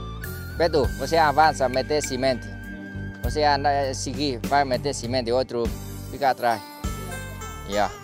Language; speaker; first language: Portuguese; non-native, learner; Vietnamese